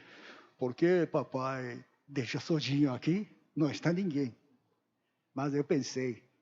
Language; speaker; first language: Portuguese; non-native, learner; Korean